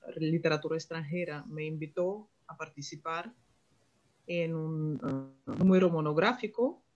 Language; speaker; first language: Spanish; non-native, fluent; Russian